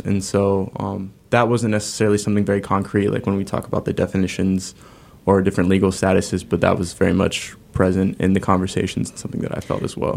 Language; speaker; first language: English; native; English